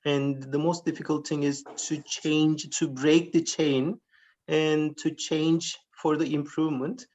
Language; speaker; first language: English; non-native, fluent; Turkish